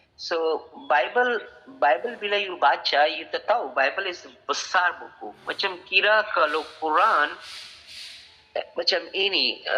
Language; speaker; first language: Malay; non-native, learner; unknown